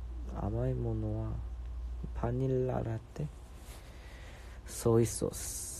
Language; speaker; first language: Japanese; non-native, learner; Korean